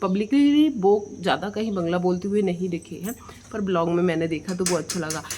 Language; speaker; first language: Hindi; non-native, local second language; Bangla